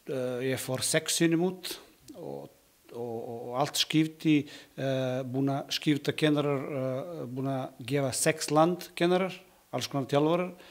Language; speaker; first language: Icelandic; non-native, learner; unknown